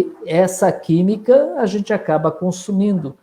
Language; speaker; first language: Portuguese; native; Portuguese